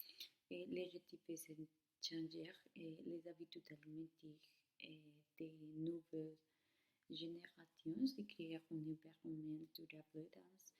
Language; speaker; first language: French; non-native, learner; Spanish